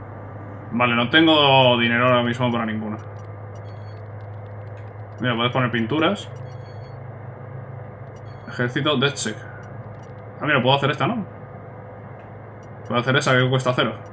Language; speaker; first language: Spanish; native; Spanish